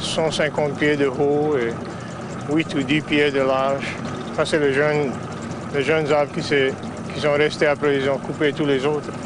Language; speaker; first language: French; non-native, local second language; English